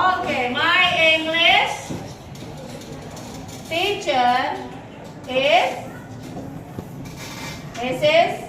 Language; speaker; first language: English; non-native, learner; Indonesian